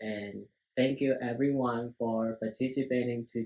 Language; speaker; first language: English; non-native, learner; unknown